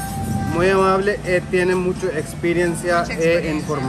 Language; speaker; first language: Spanish; non-native, learner; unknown